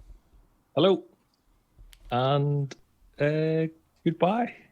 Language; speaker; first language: English; native; English